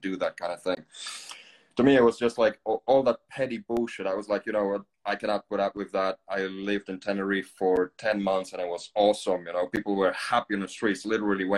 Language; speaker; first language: English; non-native, fluent; Polish